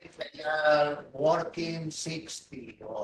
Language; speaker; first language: English; non-native, learner; Spanish